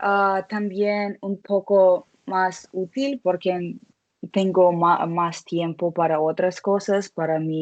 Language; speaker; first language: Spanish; non-native, learner; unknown